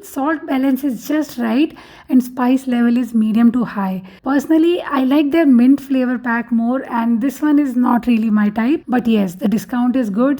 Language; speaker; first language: English; non-native, local second language; Hindi